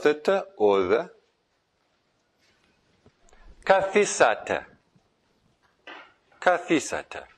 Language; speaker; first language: Greek; non-native, fluent; English